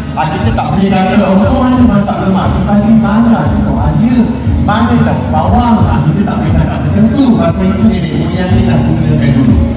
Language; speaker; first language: Malay; native; Malay